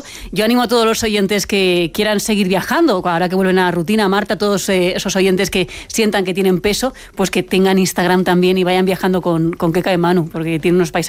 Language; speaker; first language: Spanish; native; Spanish